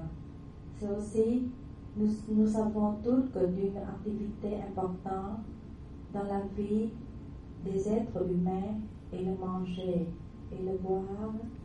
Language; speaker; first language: French; non-native, learner; Vietnamese